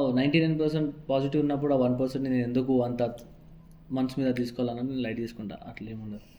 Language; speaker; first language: Telugu; non-native, local second language; Urdu